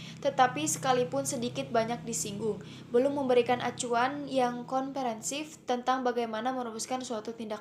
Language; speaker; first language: Indonesian; native; Indonesian